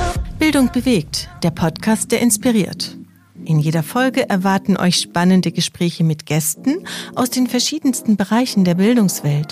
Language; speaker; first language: German; native; German